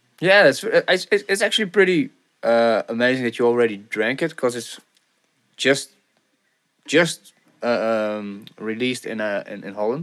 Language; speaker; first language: English; non-native, fluent; Dutch